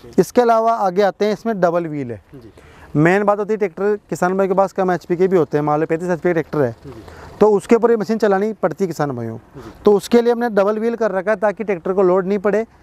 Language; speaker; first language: Hindi; native; Hindi